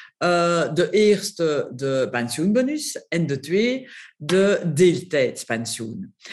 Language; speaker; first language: Dutch; non-native, local second language; French